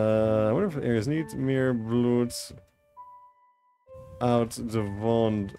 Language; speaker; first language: Dutch; non-native, learner; English